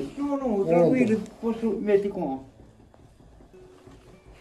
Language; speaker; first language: Italian; non-native, learner; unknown